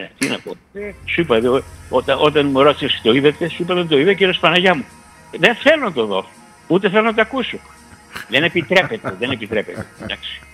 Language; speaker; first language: Greek; early bilingual, heritage; Greek